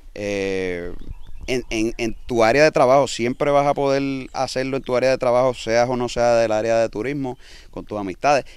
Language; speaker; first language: Spanish; native; Spanish